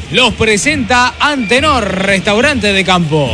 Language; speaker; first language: Spanish; native; Spanish